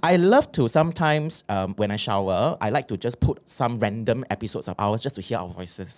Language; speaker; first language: English; non-native, local second language; Chinese